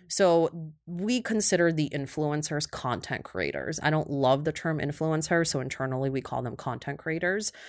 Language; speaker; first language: English; early bilingual, other home language; Russian